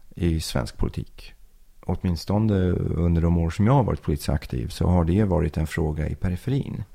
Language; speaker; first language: Swedish; early bilingual, other home language; Persian